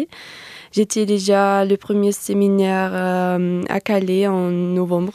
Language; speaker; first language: French; non-native, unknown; German